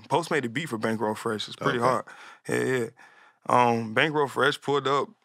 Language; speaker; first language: English; native; English